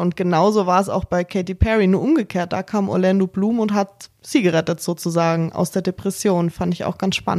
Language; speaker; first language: German; native; German